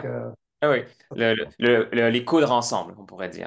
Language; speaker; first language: French; native; French